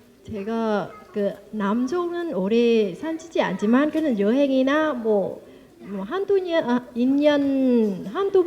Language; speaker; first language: Korean; non-native, learner; Vietnamese